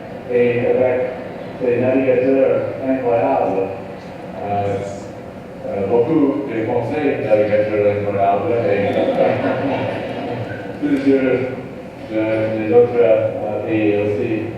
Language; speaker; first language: French; non-native, learner; English